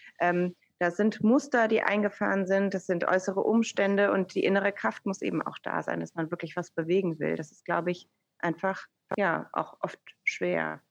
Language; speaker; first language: German; early bilingual, other home language; Persian